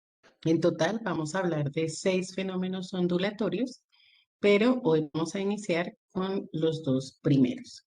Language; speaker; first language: Spanish; native; Spanish